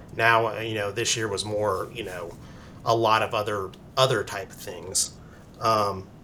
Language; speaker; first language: English; native; English